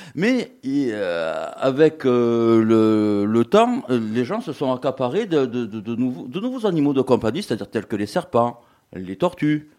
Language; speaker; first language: French; native; French